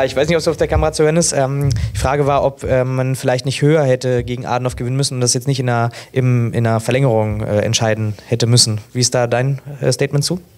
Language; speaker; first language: German; native; German